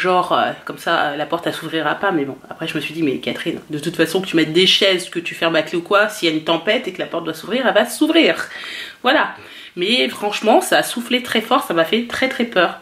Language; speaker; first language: French; native; French